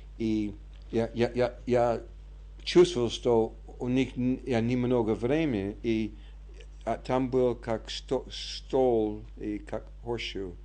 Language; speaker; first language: Russian; non-native, learner; English